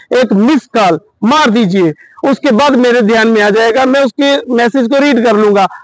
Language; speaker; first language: Hindi; non-native, local second language; Punjabi